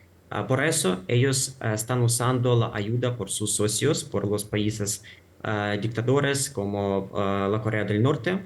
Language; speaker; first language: Spanish; non-native, fluent; Ukrainian